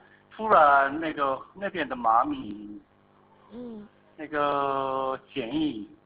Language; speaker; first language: Chinese; non-native, fluent; Korean